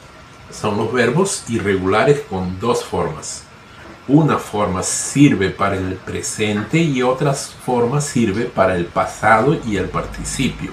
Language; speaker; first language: Spanish; non-native, fluent; Portuguese